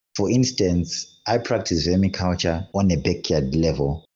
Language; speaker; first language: English; non-native, local second language; Shona